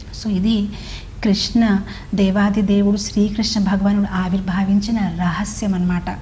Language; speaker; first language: Telugu; non-native, fluent; Hindi